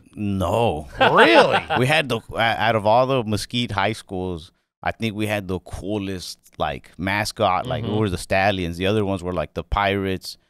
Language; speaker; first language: English; native; English